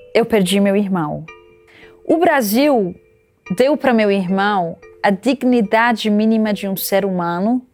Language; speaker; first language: Portuguese; non-native, fluent; Arabic